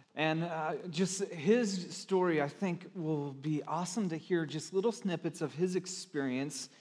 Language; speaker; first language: English; native; English